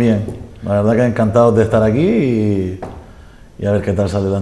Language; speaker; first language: Spanish; native; Spanish